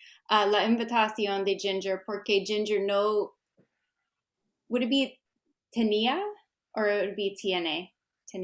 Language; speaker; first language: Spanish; non-native, learner; English